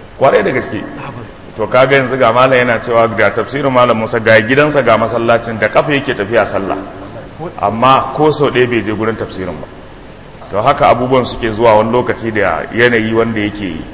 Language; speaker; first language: Hausa; native; Hausa